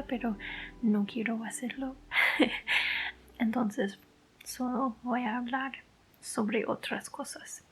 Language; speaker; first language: Spanish; non-native, fluent; English